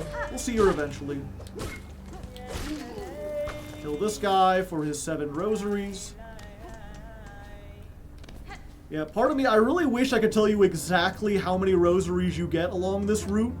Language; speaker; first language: English; native; English